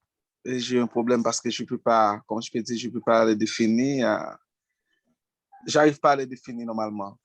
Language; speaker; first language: French; non-native, local second language; Haitian Creole